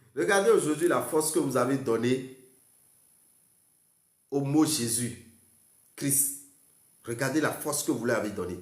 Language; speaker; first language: French; non-native, local second language; Fon